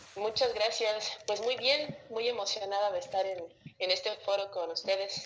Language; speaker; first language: Spanish; early bilingual, other home language; Russian